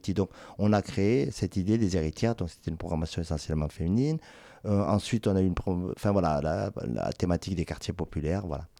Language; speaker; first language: French; native; French